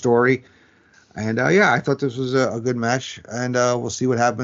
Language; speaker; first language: English; native; English